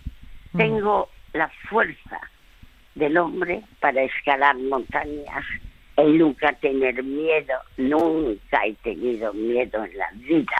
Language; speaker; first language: Spanish; early bilingual, other home language; French